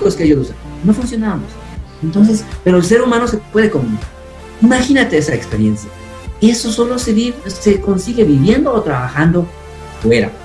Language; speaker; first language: Spanish; non-native, local second language; Quechua